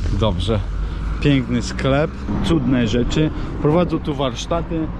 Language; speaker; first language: Polish; non-native, fluent; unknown